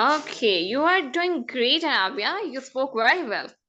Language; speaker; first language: English; non-native, fluent; Urdu